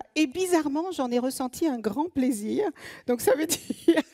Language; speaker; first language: French; native; French